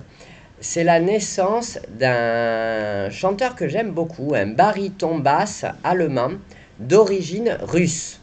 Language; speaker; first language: French; native; French